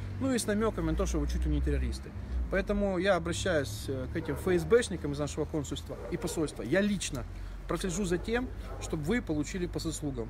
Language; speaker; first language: Russian; native; Russian